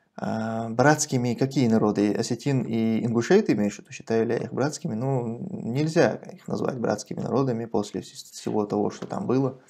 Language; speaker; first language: Russian; non-native, local second language; Chechen